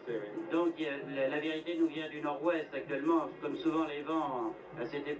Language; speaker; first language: French; native; French